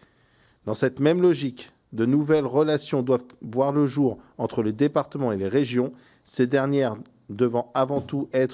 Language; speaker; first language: French; native; French